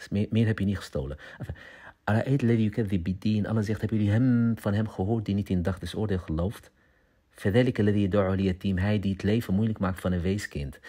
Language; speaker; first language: Dutch; early bilingual, other home language; Arabic